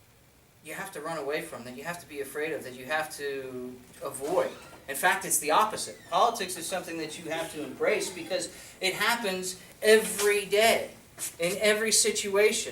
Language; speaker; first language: English; native; English